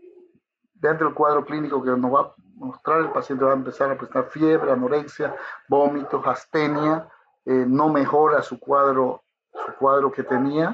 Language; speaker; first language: Spanish; native; Spanish